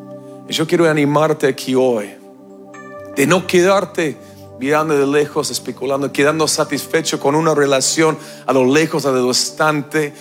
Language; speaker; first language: Spanish; non-native, fluent; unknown